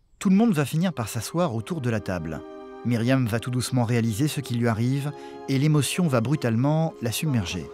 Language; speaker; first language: French; native; French